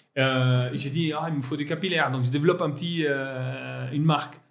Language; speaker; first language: French; non-native, local second language; Arabic